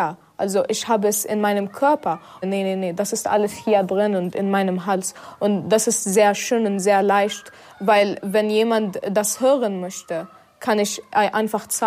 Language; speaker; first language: German; non-native, fluent; Arabic